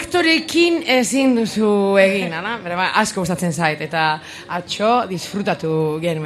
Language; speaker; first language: Basque; non-native, local second language; Spanish